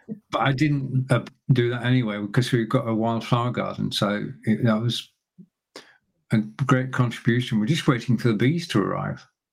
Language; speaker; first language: English; native; English